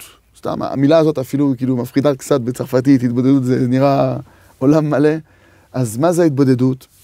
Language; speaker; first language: Hebrew; non-native, fluent; French